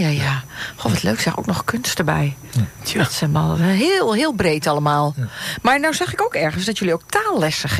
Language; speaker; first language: Dutch; native; Dutch